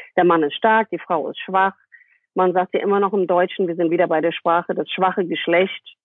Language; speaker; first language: German; non-native, fluent; English